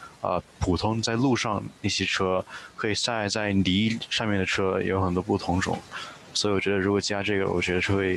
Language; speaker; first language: Chinese; early bilingual, heritage; Chinese